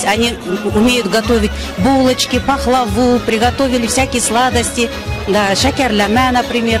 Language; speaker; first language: Russian; native; Russian